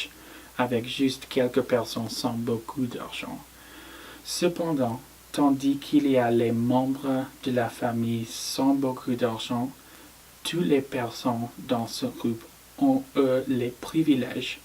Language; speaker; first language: French; non-native, learner; English